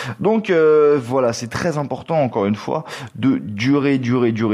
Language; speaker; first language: French; native; French